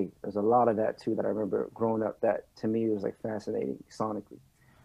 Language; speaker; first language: English; non-native, fluent; French